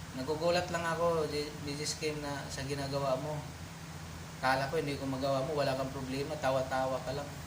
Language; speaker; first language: Filipino; non-native, local second language; Cebuano